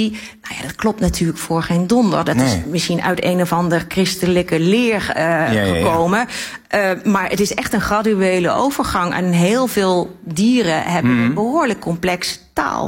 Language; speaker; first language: Dutch; native; Dutch